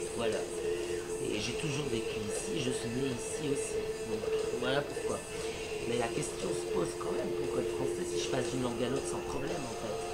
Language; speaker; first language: French; early bilingual, other home language; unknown